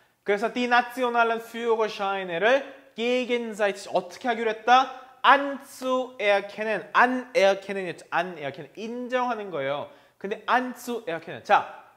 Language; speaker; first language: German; non-native, fluent; Korean